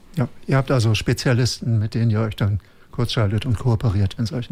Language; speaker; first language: German; native; German